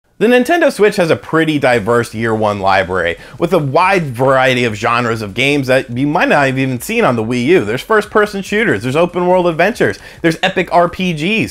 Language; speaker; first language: English; native; English